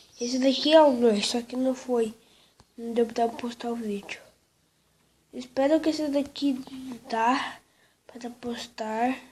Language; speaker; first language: Portuguese; native; Portuguese